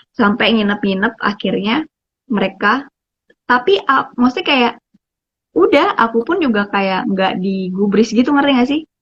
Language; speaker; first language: Indonesian; native; Indonesian